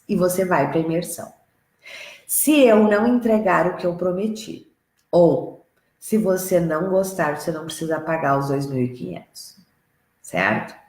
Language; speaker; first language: Portuguese; native; Portuguese